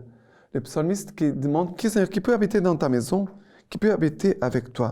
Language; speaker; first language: French; non-native, fluent; Portuguese